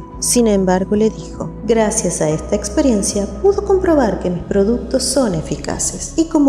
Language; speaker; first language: Spanish; native; Spanish